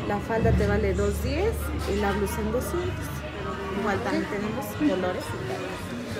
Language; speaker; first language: Spanish; native; Spanish